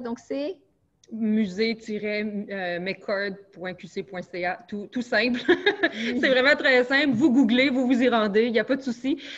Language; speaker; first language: French; native; French